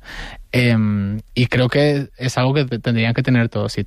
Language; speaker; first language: Spanish; native; Spanish